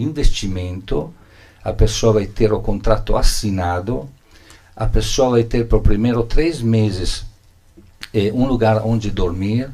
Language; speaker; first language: Portuguese; non-native, learner; Italian